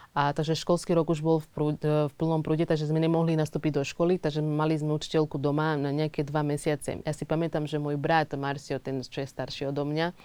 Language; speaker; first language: Slovak; early bilingual, other home language; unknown